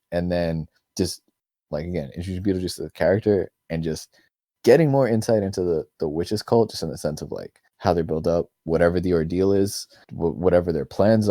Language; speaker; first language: English; native; English